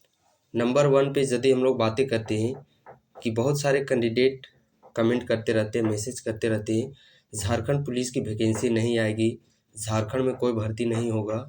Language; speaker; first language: Hindi; native; Hindi